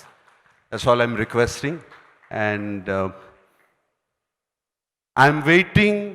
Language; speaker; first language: Telugu; native; Telugu